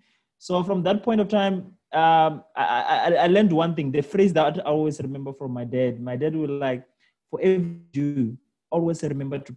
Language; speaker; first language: English; non-native, local second language; Venda